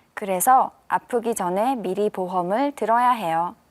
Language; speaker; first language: Korean; native; Korean